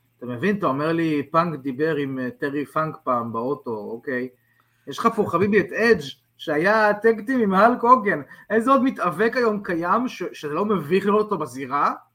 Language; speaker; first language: Hebrew; native; Hebrew